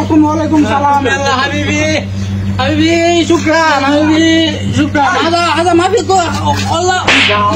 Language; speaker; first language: Arabic; non-native, learner; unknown